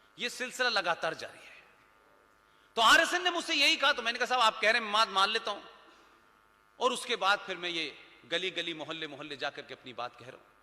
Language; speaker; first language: Hindi; native; Hindi